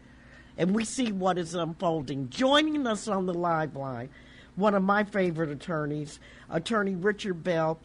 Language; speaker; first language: English; native; English